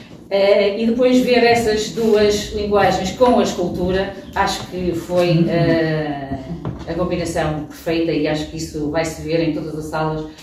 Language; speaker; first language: Portuguese; native; Portuguese